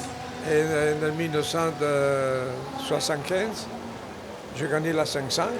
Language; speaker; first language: French; non-native, fluent; Italian